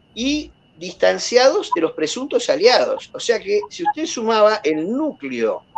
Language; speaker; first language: Spanish; native; Spanish